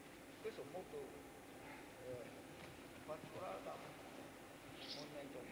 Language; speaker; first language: Italian; non-native, learner; Japanese